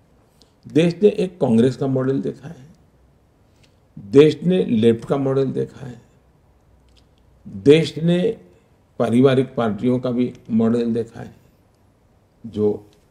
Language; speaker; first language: Hindi; non-native, local second language; Gujarati